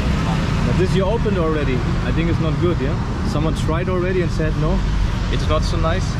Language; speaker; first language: English; non-native, fluent; German